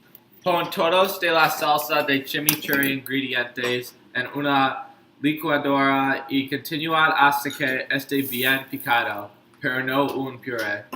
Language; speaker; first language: Spanish; non-native, learner; English